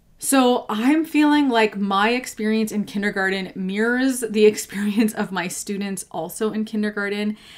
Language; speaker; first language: English; native; English